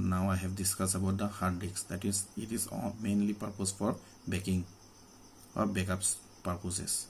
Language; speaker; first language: English; non-native, local second language; Assamese